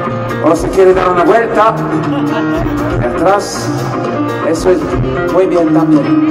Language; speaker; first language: Spanish; non-native, fluent; French